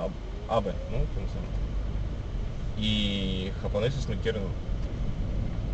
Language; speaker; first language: Spanish; non-native, fluent; Russian